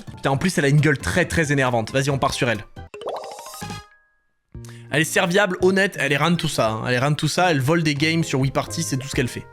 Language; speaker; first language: French; native; French